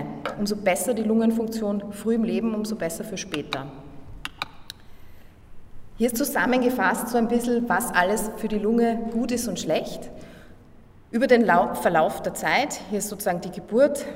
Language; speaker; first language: German; native; German